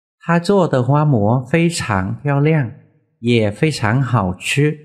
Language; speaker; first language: Chinese; non-native, fluent; Vietnamese